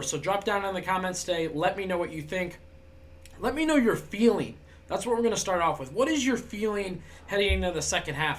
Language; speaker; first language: English; native; English